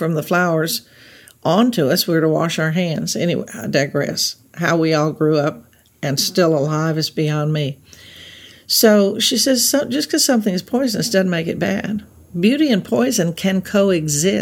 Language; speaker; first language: English; native; English